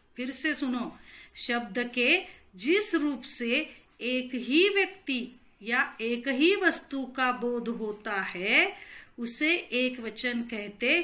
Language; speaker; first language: Hindi; non-native, local second language; Marathi